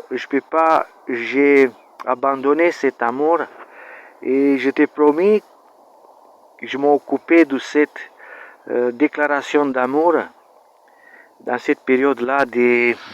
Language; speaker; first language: French; non-native, learner; Romanian